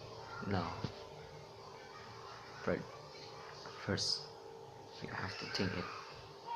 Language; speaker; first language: English; non-native, learner; Indonesian